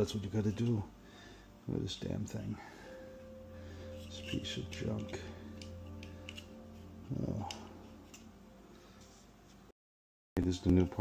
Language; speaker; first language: English; native; English